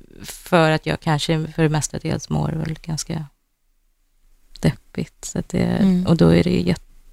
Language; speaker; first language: Swedish; native; Swedish